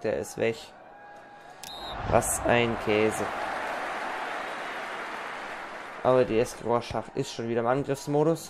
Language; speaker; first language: German; native; German